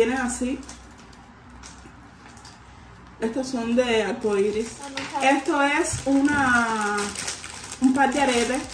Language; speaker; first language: Spanish; native; Spanish